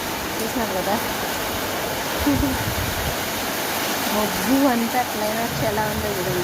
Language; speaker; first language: Telugu; native; Telugu